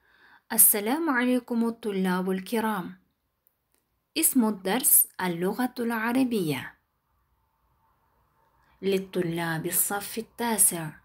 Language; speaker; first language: Arabic; non-native, fluent; Kyrgyz